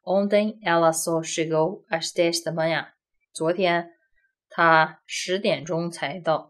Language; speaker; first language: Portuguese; non-native, fluent; Chinese